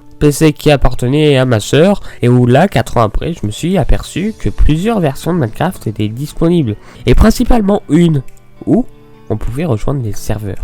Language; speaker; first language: French; native; French